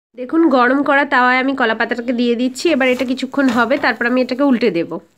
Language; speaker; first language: Hindi; non-native, local second language; Bangla